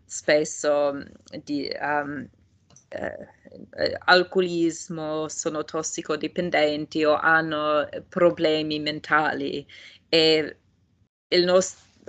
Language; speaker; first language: Italian; non-native, fluent; English